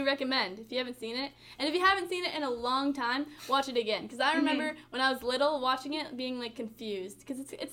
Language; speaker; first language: English; native; English